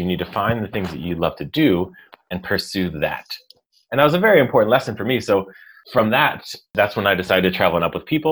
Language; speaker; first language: English; native; English